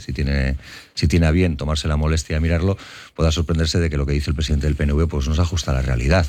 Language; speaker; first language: Spanish; native; Spanish